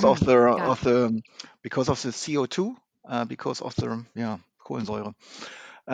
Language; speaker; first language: English; non-native, fluent; German